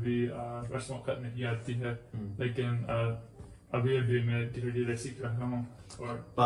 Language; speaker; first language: Hindi; non-native, learner; English